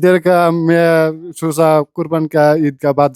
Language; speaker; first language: Hindi; non-native, learner; Bangla